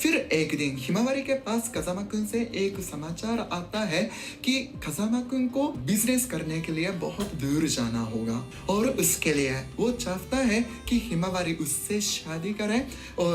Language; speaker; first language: Hindi; non-native, fluent; Japanese